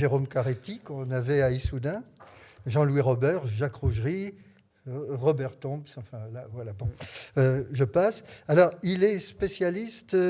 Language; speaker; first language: French; native; French